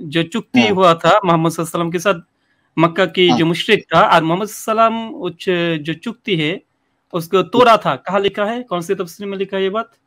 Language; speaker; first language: Hindi; non-native, local second language; Bangla